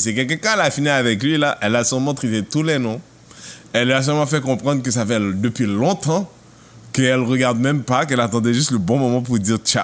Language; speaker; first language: French; early bilingual, heritage; French